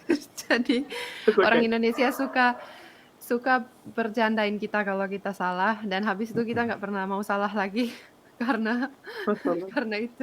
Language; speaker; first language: Indonesian; non-native, fluent; Finnish